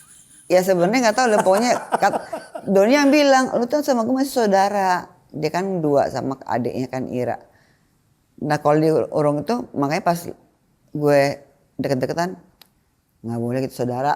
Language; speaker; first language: Indonesian; native; Indonesian